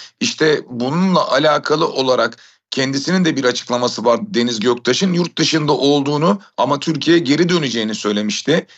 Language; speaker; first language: Turkish; native; Turkish